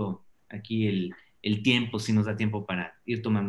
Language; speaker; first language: Spanish; native; Spanish